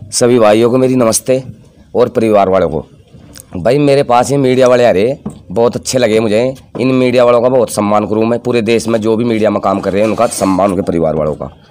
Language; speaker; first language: Hindi; native; Hindi